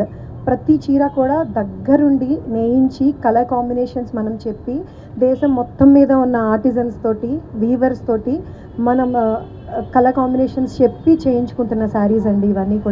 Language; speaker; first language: Telugu; native; Telugu